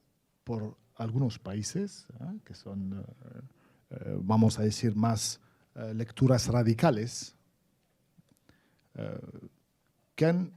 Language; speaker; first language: Spanish; non-native, fluent; Arabic